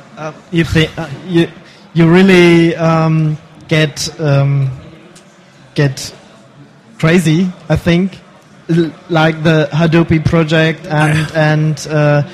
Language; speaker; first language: English; non-native, fluent; German